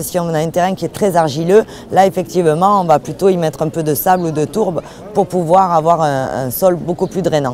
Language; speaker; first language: French; native; French